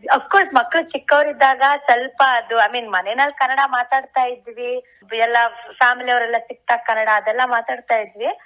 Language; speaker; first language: Kannada; native; Kannada